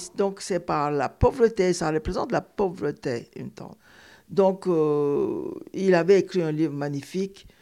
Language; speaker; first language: French; non-native, fluent; Turkish